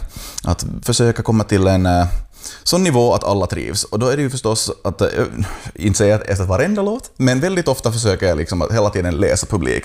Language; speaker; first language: Swedish; native; Swedish